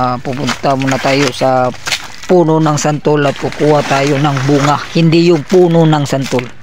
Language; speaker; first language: Filipino; non-native, local second language; Cebuano